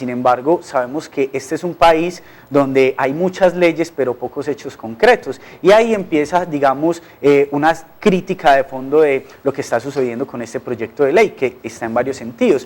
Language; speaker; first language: Spanish; native; Spanish